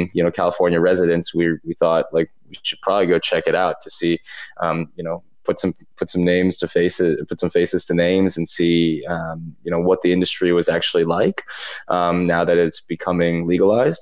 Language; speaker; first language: English; native; English